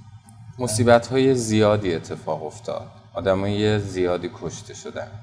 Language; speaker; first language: Persian; native; Persian